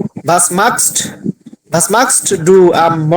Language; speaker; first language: German; non-native, learner; Bangla